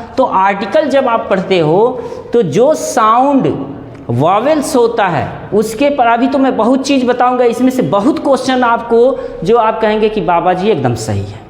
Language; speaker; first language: Hindi; native; Hindi